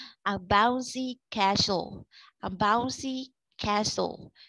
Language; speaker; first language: English; non-native, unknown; Thai